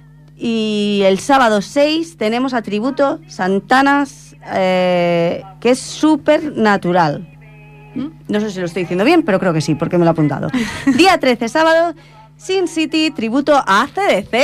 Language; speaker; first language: Spanish; native; Spanish